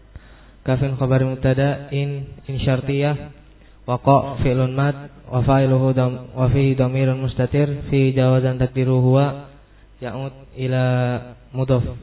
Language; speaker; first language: Arabic; non-native, learner; Indonesian